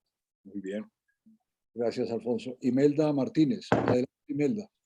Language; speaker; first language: Spanish; native; Spanish